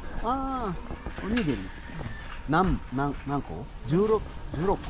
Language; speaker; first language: Japanese; non-native, learner; Filipino